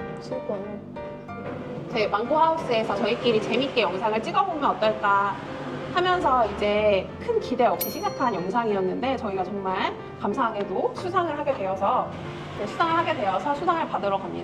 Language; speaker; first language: Korean; native; Korean